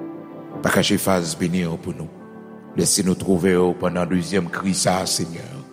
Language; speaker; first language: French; non-native, local second language; Haitian Creole